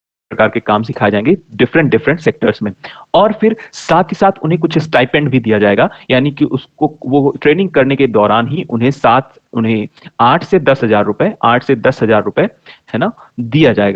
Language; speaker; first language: Hindi; native; Hindi